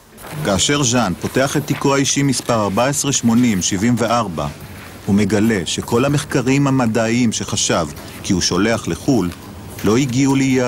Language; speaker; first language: Hebrew; native; Hebrew